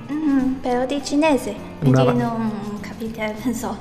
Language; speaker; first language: Italian; non-native, learner; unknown